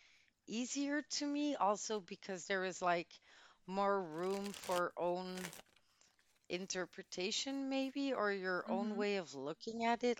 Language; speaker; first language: English; non-native, fluent; Dutch